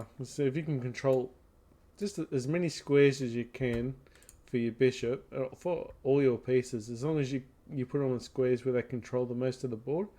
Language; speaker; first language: English; native; English